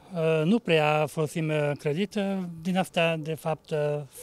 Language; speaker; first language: Romanian; non-native, local second language; Hungarian